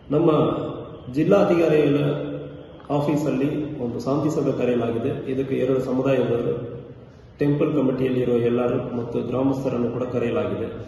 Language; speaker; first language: Kannada; native; Kannada